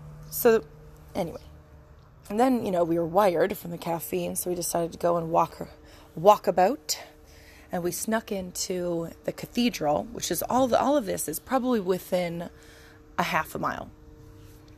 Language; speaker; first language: English; native; English